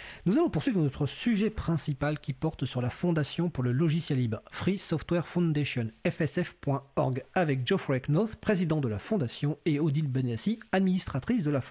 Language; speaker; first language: French; native; French